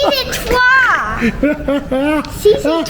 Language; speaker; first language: French; early bilingual, heritage; French